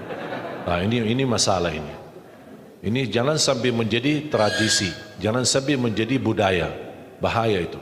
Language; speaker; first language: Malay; non-native, fluent; Arabic